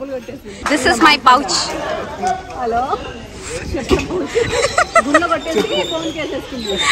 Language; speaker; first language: Telugu; non-native, local second language; Malayalam